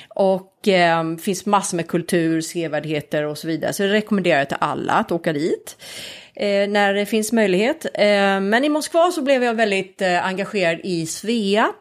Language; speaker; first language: Swedish; native; Swedish